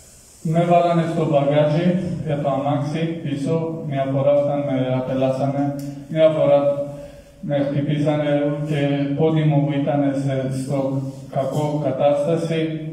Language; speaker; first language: Greek; non-native, learner; Kurdish